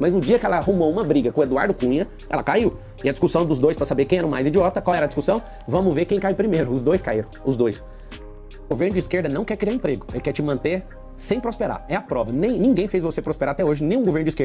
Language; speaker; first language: Portuguese; native; Portuguese